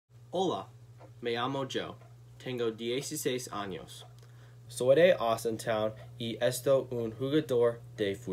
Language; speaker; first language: Spanish; non-native, learner; English